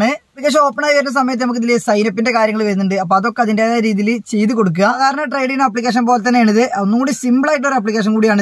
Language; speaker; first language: Malayalam; native; Malayalam